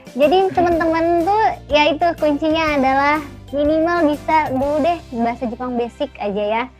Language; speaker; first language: Indonesian; native; Indonesian